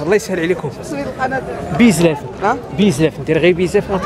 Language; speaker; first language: Arabic; native; Arabic